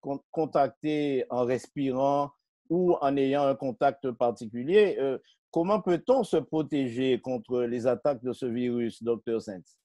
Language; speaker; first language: French; native; French